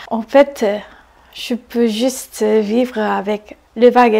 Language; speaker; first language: French; non-native, learner; Korean